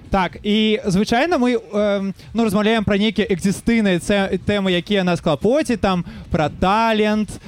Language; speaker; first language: Belarusian; non-native, local second language; Russian